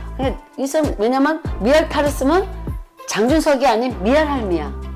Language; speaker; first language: Korean; native; Korean